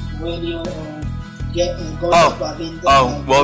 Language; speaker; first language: English; non-native, learner; Bangla